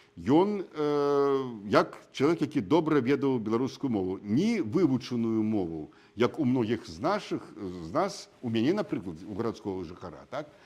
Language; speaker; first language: Belarusian; non-native, local second language; Russian